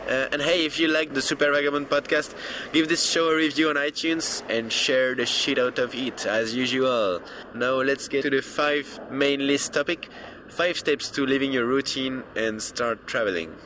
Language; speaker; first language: English; non-native, fluent; French